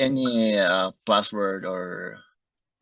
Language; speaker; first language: English; non-native, learner; Spanish